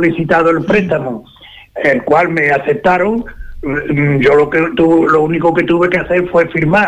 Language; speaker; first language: Spanish; native; Spanish